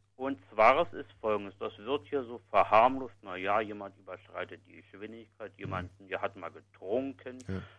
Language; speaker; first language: German; native; German